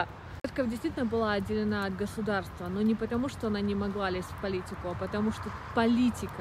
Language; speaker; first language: Russian; native; Russian